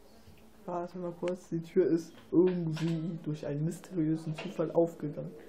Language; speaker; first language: German; native; German